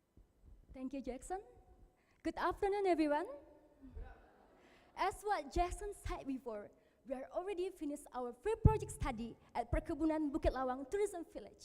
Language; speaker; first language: English; non-native, learner; Indonesian